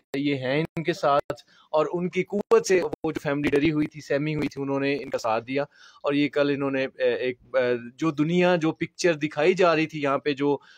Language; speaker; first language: Urdu; non-native, local second language; Punjabi